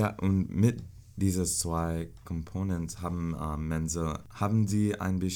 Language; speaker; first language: German; non-native, learner; English